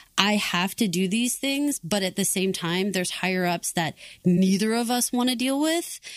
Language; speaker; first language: English; native; English